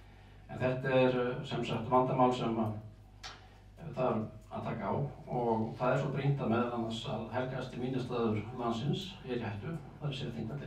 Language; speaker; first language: Icelandic; native; Icelandic